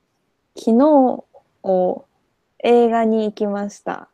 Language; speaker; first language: Japanese; non-native, fluent; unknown